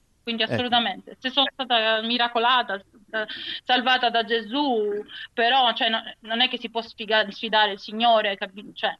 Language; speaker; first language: Italian; native; Italian